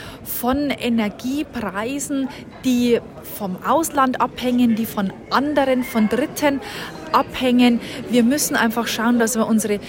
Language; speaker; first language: German; native; German